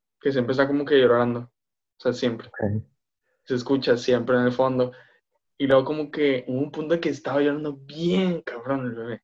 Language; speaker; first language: Spanish; native; Spanish